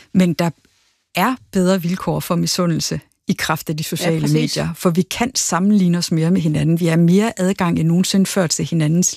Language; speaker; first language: Danish; native; Danish